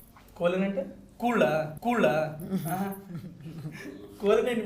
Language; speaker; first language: Telugu; native; Telugu